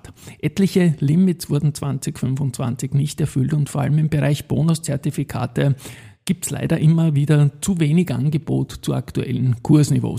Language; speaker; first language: German; native; German